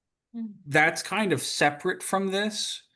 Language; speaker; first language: English; native; English